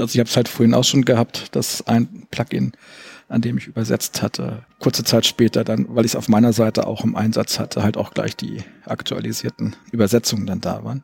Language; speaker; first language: German; native; German